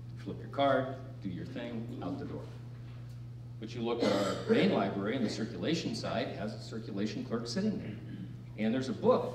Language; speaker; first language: English; native; English